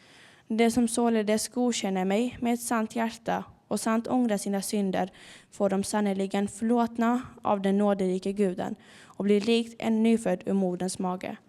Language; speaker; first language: Swedish; early bilingual, other home language; Urdu